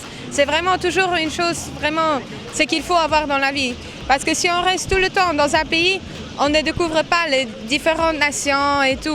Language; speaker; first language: French; non-native, local second language; Luxembourgish